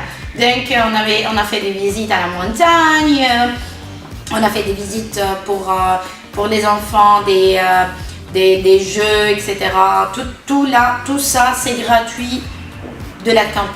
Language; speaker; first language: French; non-native, local second language; Arabic